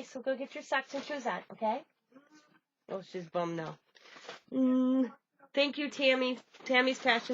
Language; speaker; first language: English; native; English